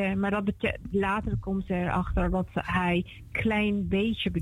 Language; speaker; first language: Dutch; non-native, fluent; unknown